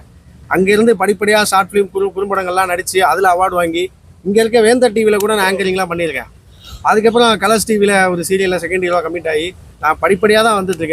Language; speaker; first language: Tamil; native; Tamil